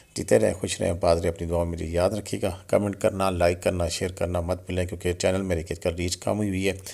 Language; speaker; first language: Urdu; non-native, local second language; Pahari-Potwari